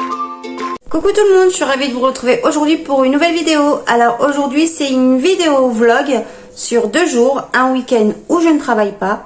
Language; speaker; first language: French; native; French